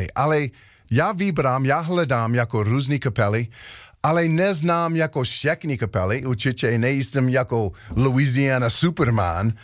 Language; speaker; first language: Czech; non-native, learner; English